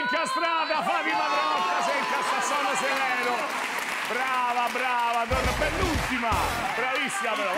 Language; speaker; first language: Italian; native; Italian